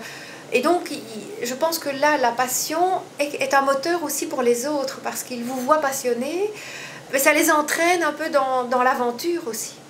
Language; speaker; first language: French; native; French